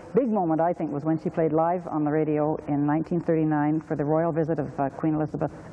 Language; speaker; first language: English; native; English